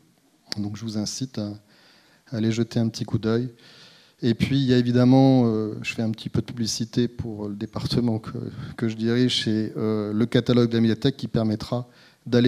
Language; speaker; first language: French; native; French